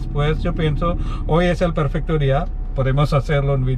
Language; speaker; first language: Spanish; non-native, learner; Malayalam